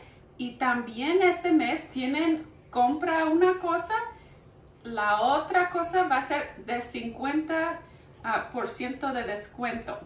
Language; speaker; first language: Spanish; early bilingual, heritage; Spanish